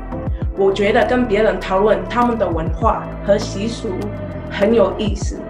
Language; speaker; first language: Chinese; non-native, learner; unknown